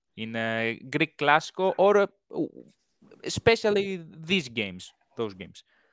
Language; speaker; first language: English; non-native, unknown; Greek